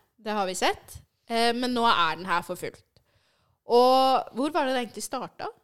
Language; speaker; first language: Norwegian; early bilingual, other home language; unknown